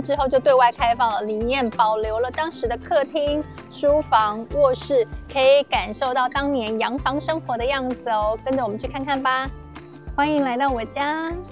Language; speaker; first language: Chinese; native; Chinese